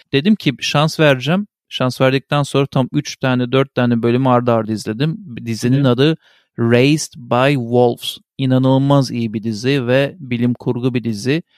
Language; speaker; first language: Turkish; native; Turkish